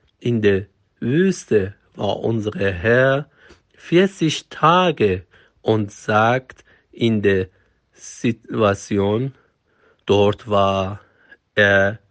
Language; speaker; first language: German; non-native, fluent; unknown